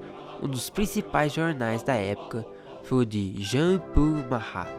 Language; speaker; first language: Portuguese; native; Portuguese